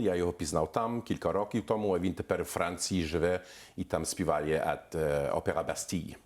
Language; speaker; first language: Ukrainian; early bilingual, heritage; Ukrainian